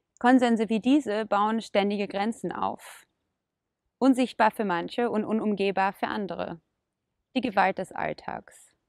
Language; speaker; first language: German; non-native, fluent; Hebrew